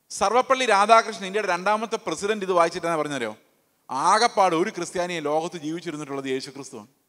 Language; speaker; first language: Malayalam; native; Malayalam